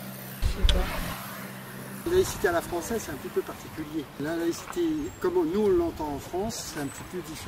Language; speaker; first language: French; native; French